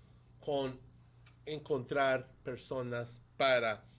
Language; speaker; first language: Spanish; native; Spanish